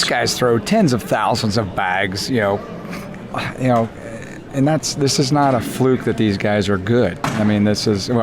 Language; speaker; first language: English; native; English